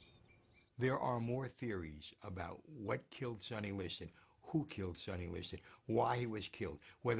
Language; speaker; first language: English; native; English